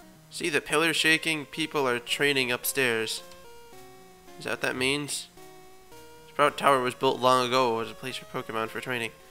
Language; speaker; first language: English; native; English